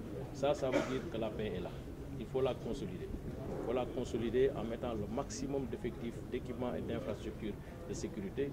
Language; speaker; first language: French; non-native, local second language; Wolof